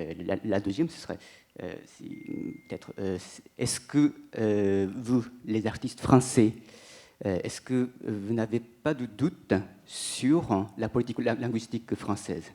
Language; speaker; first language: French; non-native, fluent; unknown